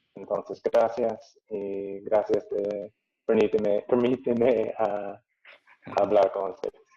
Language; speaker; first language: Spanish; non-native, learner; English